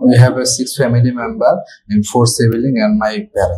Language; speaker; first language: English; non-native, learner; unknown